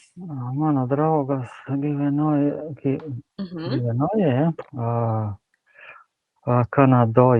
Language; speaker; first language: Lithuanian; non-native, learner; Latvian